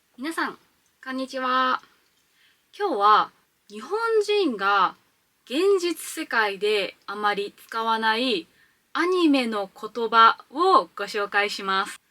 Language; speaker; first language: Japanese; native; Japanese